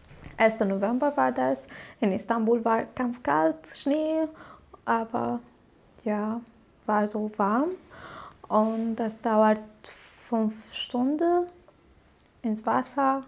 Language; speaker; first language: German; non-native, fluent; Arabic